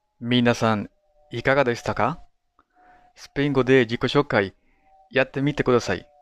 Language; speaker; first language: Japanese; non-native, fluent; Spanish